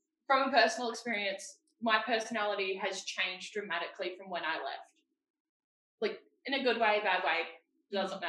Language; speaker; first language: English; native; English